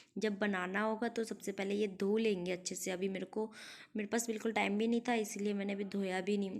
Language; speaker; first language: Hindi; non-native, local second language; Bangla